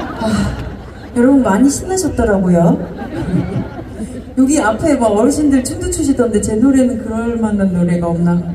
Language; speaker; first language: Korean; native; Korean